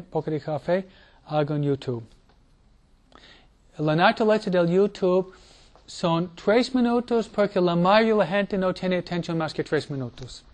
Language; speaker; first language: Spanish; non-native, fluent; English